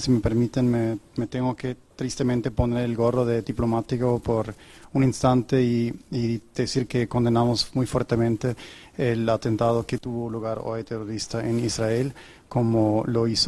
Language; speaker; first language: Spanish; non-native, fluent; German